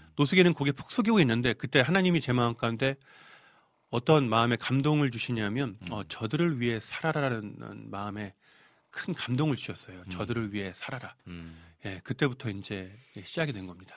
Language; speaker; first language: Korean; native; Korean